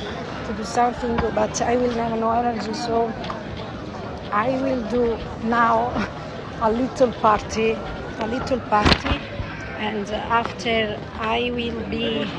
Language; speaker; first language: English; non-native, learner; Italian